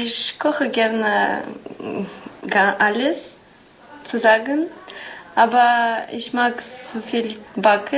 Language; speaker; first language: German; non-native, learner; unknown